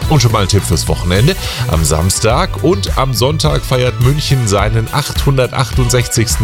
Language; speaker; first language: German; native; German